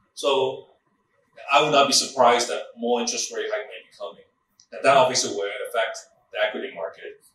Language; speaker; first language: English; non-native, local second language; Cantonese